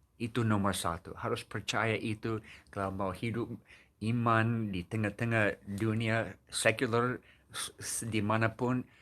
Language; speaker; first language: Indonesian; non-native, fluent; English